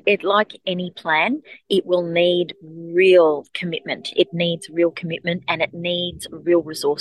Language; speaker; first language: English; native; English